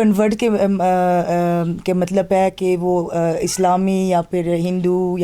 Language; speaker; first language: Hindi; early bilingual, heritage; Dutch